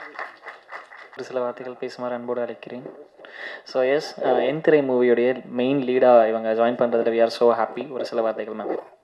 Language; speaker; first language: Tamil; native; Tamil